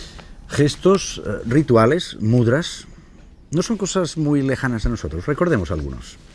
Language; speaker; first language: Spanish; native; Spanish